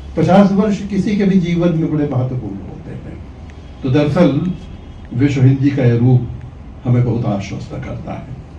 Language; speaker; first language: Hindi; native; Hindi